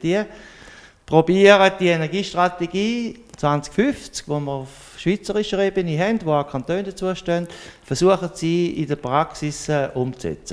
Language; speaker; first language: German; native; German